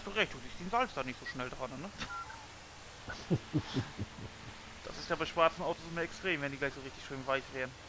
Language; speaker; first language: German; native; German